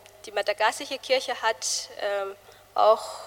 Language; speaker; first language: German; non-native, fluent; Malagasy